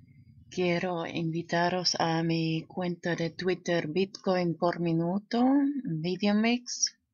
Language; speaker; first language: Spanish; non-native, fluent; German